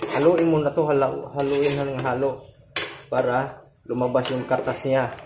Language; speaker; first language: Filipino; non-native, local second language; Cebuano